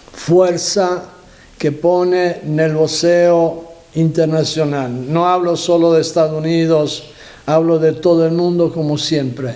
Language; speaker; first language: Spanish; non-native, learner; Italian